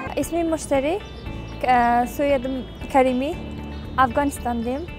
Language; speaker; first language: Turkish; non-native, fluent; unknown